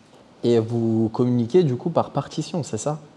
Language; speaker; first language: French; native; French